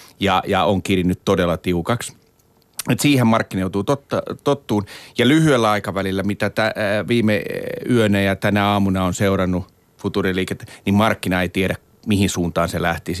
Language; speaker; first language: Finnish; native; Finnish